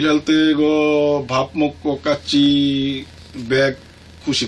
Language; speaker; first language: Korean; non-native, learner; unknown